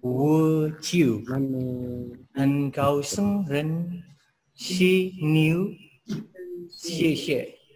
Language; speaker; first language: Chinese; non-native, learner; Indonesian